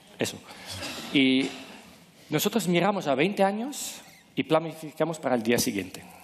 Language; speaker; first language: Spanish; non-native, fluent; French